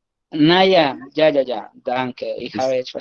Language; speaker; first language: German; non-native, learner; Spanish